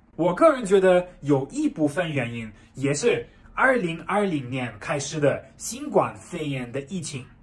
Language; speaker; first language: Chinese; non-native, fluent; German